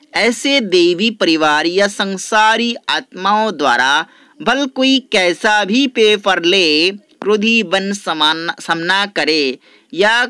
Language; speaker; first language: Hindi; non-native, local second language; Bangla